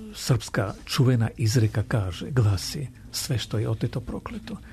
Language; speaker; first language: Serbian; non-native, fluent; Armenian